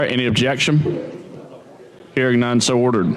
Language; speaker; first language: English; native; English